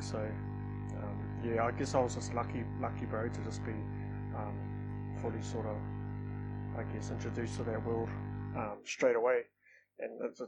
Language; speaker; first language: English; non-native, local second language; Māori